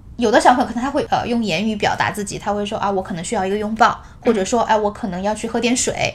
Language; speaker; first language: Chinese; native; Chinese